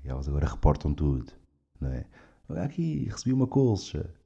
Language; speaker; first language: Portuguese; native; Portuguese